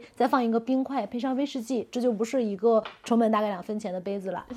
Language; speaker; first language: Chinese; native; Chinese